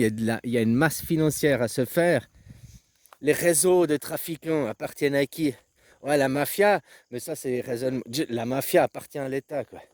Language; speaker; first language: French; native; French